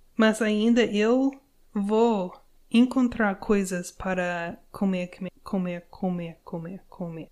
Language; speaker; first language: Portuguese; non-native, learner; English